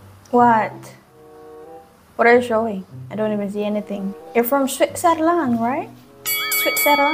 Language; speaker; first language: English; non-native, local second language; Filipino